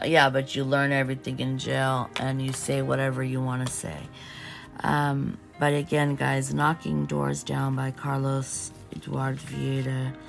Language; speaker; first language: English; early bilingual, other home language; Portuguese